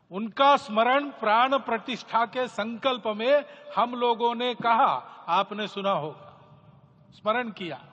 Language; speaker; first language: Hindi; native; Hindi